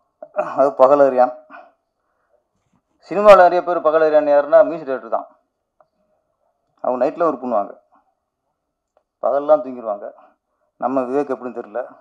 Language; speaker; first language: Tamil; native; Tamil